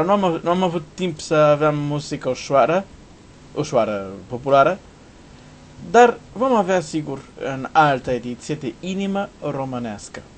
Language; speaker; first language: Romanian; non-native, learner; Portuguese